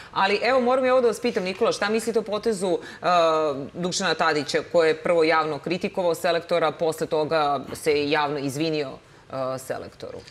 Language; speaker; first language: Serbian; native; Serbian